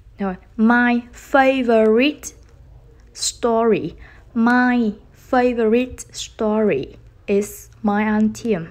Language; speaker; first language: English; non-native, learner; Vietnamese